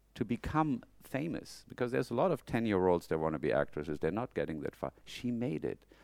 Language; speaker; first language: English; non-native, fluent; German